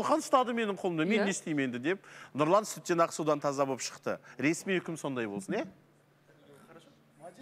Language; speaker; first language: Kazakh; native; Kazakh